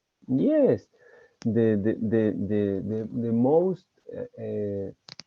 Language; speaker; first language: English; non-native, learner; Spanish